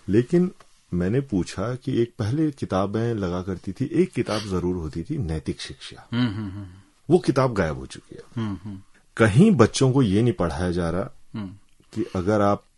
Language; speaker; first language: Hindi; native; Hindi